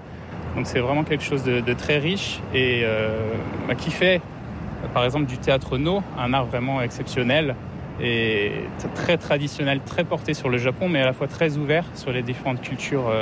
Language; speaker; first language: French; native; French